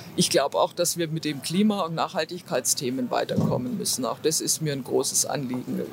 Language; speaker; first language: German; native; German